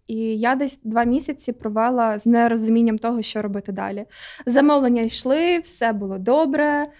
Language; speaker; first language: Ukrainian; non-native, local second language; Russian